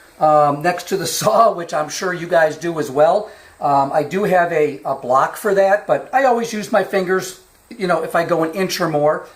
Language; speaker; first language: English; native; English